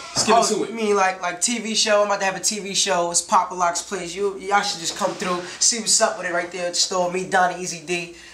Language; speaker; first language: English; native; English